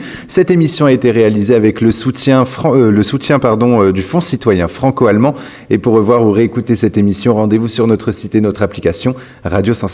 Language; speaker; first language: French; native; French